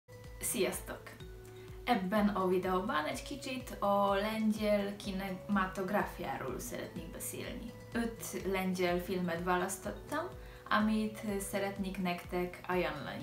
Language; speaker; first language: Hungarian; non-native, learner; Polish